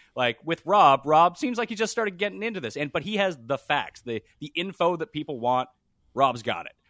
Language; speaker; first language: English; native; English